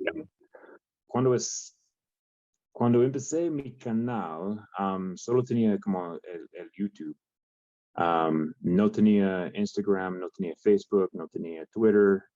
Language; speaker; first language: Spanish; non-native, learner; English